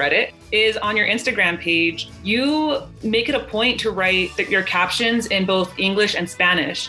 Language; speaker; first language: English; early bilingual, other home language; Spanish